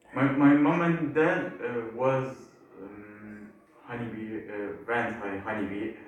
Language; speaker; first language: English; non-native, learner; Turkish